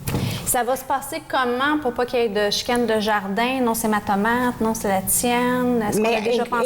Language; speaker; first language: French; native; French